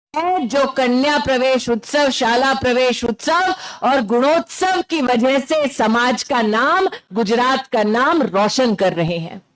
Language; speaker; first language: Hindi; non-native, local second language; Gujarati